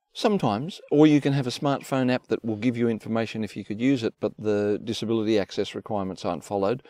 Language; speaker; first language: English; native; English